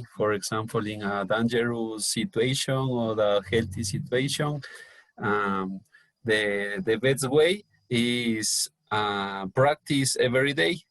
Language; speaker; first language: English; non-native, learner; Spanish